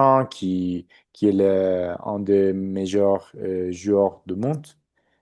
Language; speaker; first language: French; non-native, learner; Spanish